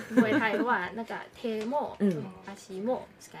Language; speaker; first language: Japanese; non-native, learner; Thai